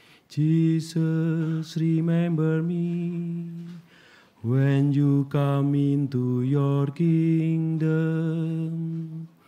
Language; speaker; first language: English; non-native, learner; Indonesian